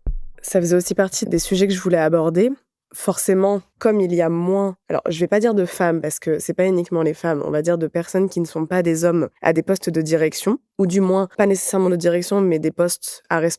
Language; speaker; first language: French; native; French